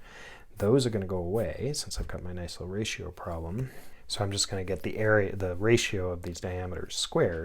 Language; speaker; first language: English; native; English